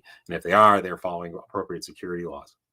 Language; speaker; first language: English; native; English